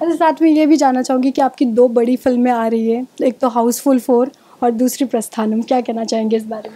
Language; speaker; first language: Hindi; native; Hindi